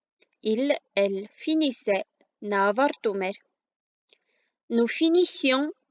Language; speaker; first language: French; non-native, fluent; Armenian